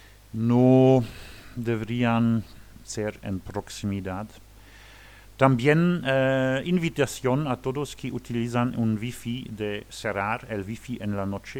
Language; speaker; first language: Spanish; non-native, learner; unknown